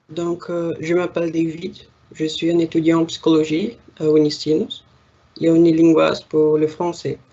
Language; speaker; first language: French; non-native, learner; Portuguese